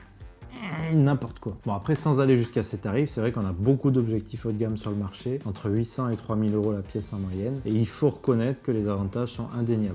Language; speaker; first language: French; native; French